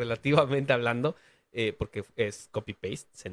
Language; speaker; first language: Spanish; native; Spanish